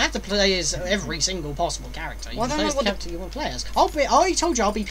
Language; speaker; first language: English; native; English